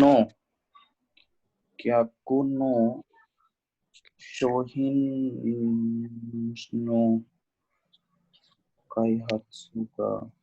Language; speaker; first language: Japanese; non-native, learner; Hindi